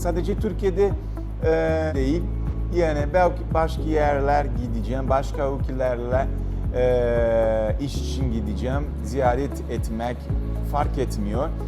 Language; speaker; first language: Turkish; non-native, learner; Portuguese